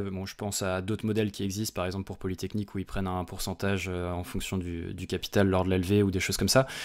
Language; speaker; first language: French; native; French